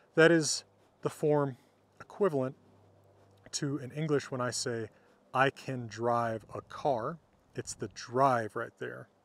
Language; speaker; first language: English; native; English